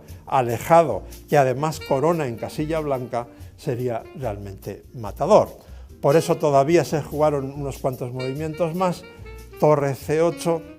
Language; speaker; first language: Spanish; native; Spanish